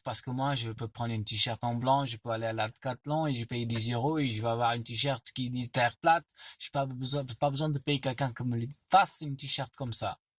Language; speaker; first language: French; non-native, fluent; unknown